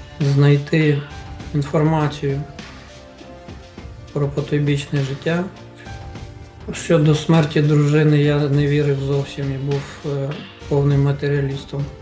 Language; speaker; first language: Ukrainian; native; Ukrainian